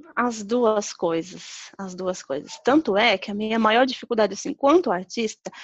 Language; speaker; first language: Portuguese; native; Portuguese